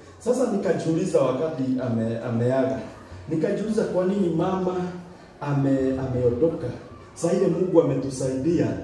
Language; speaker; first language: Swahili; non-native, local second language; Kikuyu